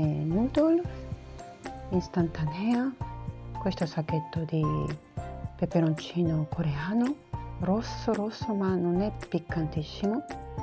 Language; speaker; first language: Italian; non-native, learner; Japanese